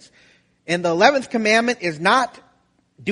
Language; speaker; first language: English; native; English